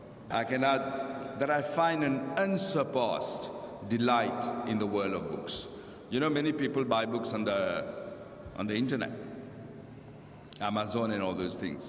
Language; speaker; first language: English; non-native, local second language; Morisyen